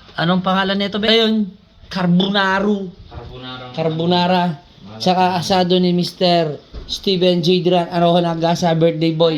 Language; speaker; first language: Filipino; non-native, local second language; Bikol